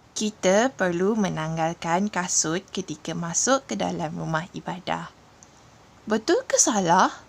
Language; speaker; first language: Malay; non-native, local second language; Iban